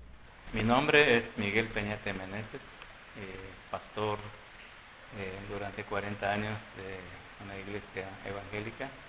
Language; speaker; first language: Spanish; non-native, local second language; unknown